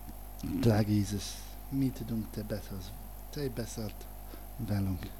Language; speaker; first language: Hungarian; non-native, learner; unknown